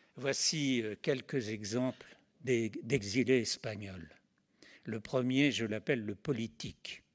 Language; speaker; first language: French; native; French